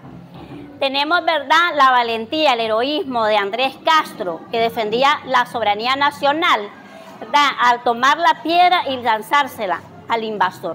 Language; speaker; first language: Spanish; native; Spanish